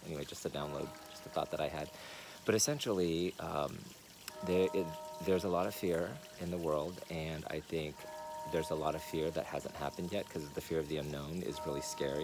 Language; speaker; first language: English; native; English